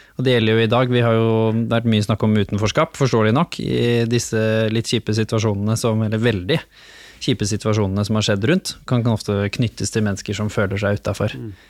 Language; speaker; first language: Norwegian; native; Norwegian